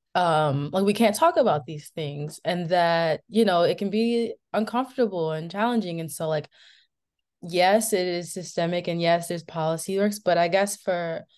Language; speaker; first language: English; native; English